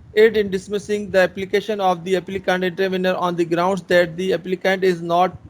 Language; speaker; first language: English; non-native, local second language; Urdu